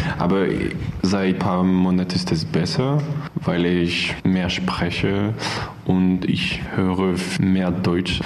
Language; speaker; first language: German; non-native, learner; French